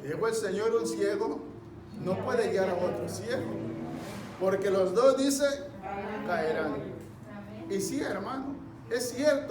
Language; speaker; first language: Spanish; native; Spanish